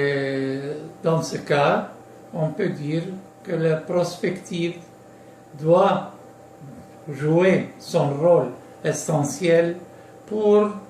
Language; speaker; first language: French; non-native, local second language; Arabic